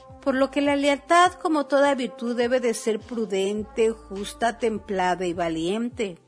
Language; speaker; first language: Spanish; native; Spanish